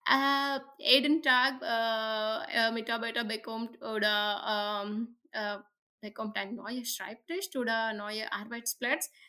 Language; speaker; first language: German; non-native, learner; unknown